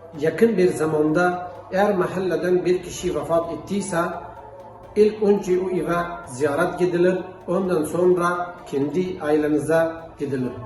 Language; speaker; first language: Turkish; non-native, fluent; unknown